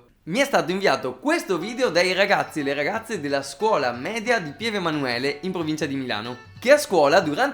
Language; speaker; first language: Italian; native; Italian